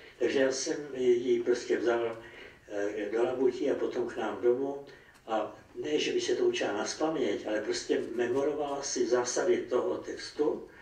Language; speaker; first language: Czech; native; Czech